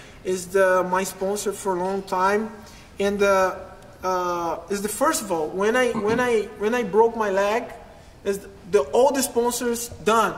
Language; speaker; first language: English; non-native, learner; Portuguese